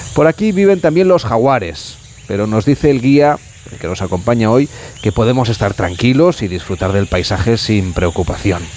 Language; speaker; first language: Spanish; native; Spanish